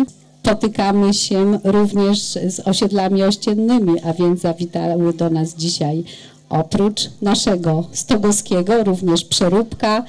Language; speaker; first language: Polish; native; Polish